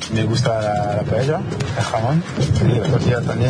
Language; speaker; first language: Spanish; non-native, learner; French